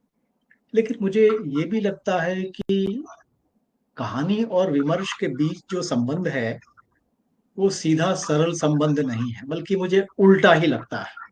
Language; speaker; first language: Hindi; native; Hindi